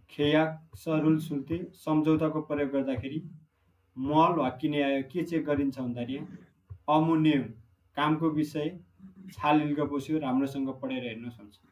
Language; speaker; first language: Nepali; native; Nepali